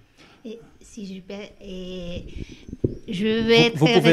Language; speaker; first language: French; non-native, fluent; Spanish